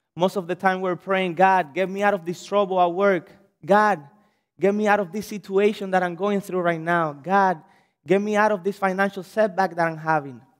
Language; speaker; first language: English; non-native, fluent; Spanish